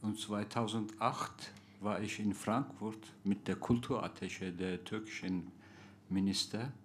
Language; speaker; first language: German; non-native, fluent; Turkish